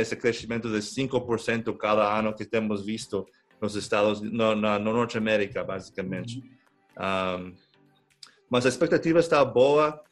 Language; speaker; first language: Portuguese; non-native, fluent; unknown